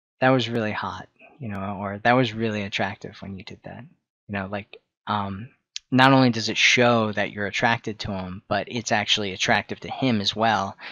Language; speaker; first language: English; native; English